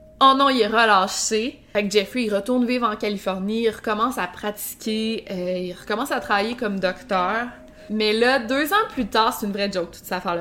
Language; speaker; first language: French; native; French